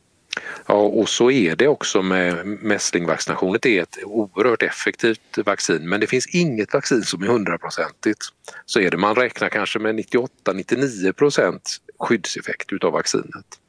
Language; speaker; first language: Swedish; native; Swedish